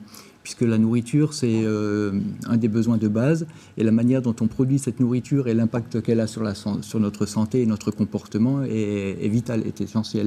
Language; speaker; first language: French; native; French